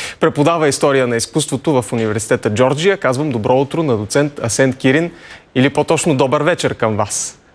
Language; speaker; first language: Bulgarian; native; Bulgarian